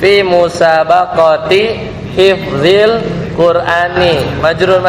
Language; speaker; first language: Arabic; non-native, fluent; Indonesian